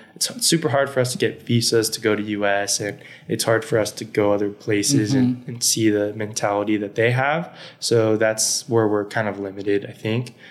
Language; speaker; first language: English; native; English